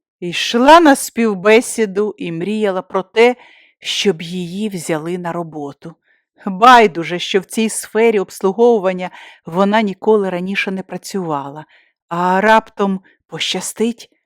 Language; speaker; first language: Ukrainian; native; Ukrainian